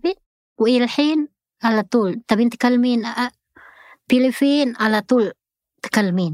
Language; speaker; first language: Arabic; non-native, learner; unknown